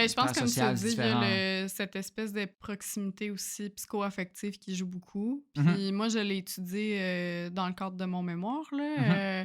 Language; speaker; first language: French; native; French